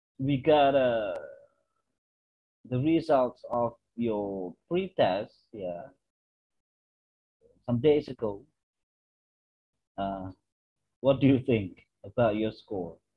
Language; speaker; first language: English; non-native, fluent; Indonesian